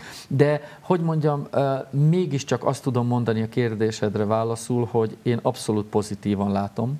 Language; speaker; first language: Hungarian; native; Hungarian